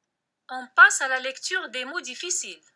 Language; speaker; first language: French; non-native, local second language; Arabic